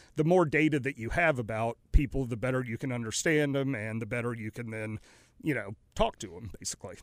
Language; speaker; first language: English; native; English